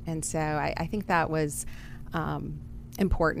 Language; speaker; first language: English; early bilingual, other home language; German